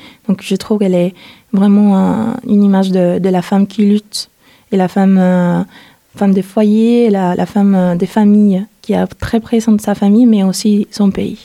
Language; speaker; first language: French; non-native, fluent; Spanish